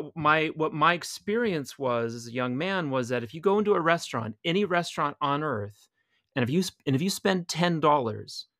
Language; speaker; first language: English; native; English